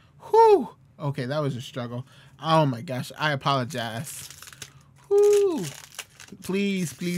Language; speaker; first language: English; native; English